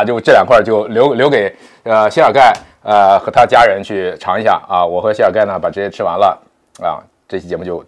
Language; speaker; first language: Chinese; native; Chinese